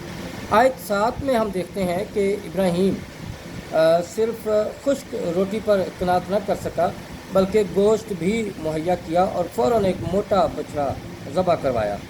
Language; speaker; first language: Urdu; native; Urdu